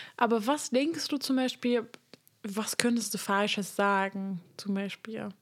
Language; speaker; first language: German; non-native, fluent; Hungarian